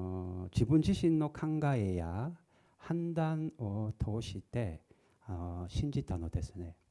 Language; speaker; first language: Japanese; non-native, fluent; Korean